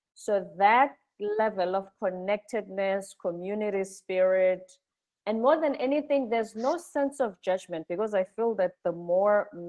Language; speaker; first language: English; non-native, local second language; Zulu